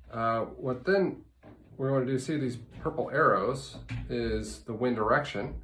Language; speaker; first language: English; native; English